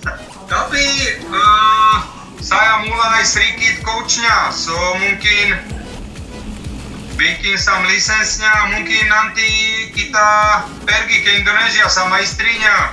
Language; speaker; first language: Indonesian; non-native, learner; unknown